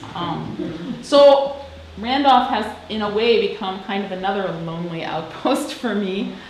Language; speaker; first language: English; native; English